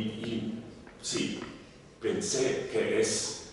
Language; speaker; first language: Spanish; non-native, learner; German